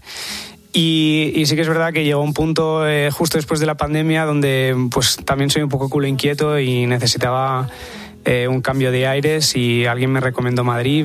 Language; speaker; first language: Spanish; early bilingual, other home language; English